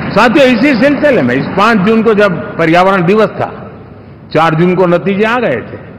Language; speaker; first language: Hindi; non-native, local second language; Gujarati